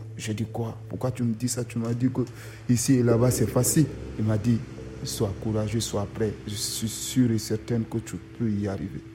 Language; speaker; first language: French; non-native, local second language; Susu